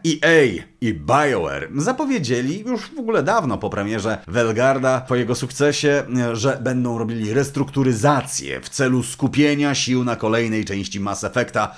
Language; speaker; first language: Polish; native; Polish